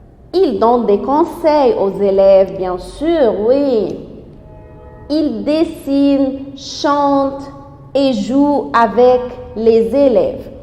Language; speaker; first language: French; non-native, fluent; Arabic